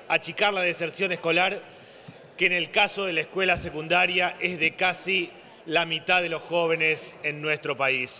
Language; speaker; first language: Spanish; native; Spanish